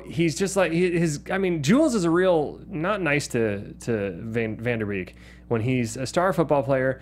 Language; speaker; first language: English; native; English